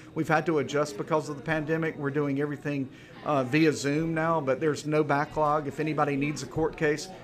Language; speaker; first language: English; native; English